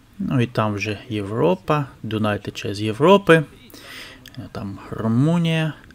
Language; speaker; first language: Ukrainian; non-native, local second language; Russian